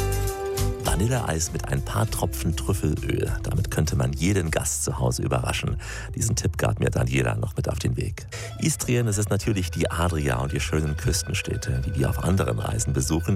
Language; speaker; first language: German; native; German